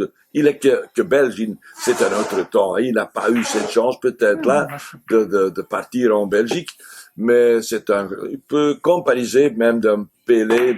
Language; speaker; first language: French; non-native, fluent; Dutch